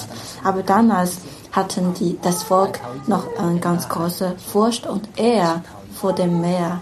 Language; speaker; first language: German; non-native, fluent; Chinese